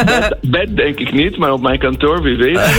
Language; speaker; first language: Dutch; non-native, fluent; Italian